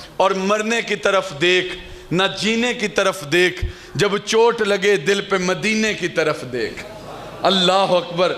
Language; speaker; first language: Urdu; non-native, local second language; Punjabi